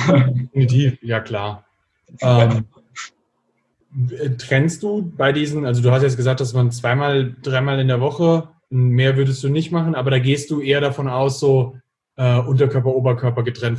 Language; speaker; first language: German; native; German